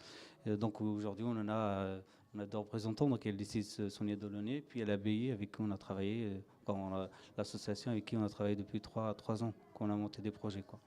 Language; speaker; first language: French; native; French